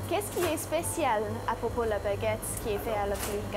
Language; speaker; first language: French; non-native, fluent; English